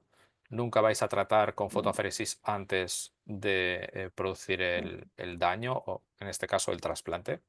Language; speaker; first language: Spanish; native; Spanish